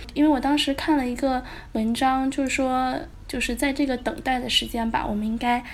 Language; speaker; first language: Chinese; native; Chinese